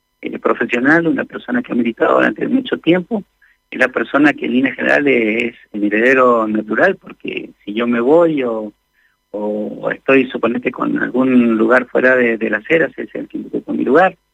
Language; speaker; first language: Spanish; native; Spanish